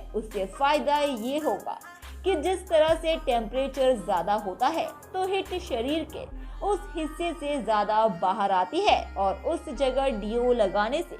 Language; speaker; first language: Hindi; native; Hindi